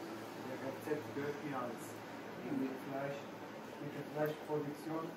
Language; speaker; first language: German; non-native, learner; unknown